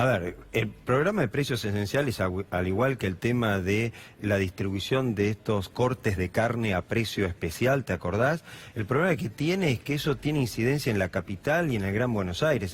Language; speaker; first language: Spanish; native; Spanish